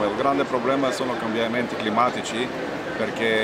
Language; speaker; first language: Italian; non-native, learner; Bulgarian